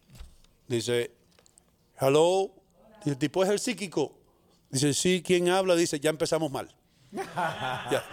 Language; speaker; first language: Spanish; native; Spanish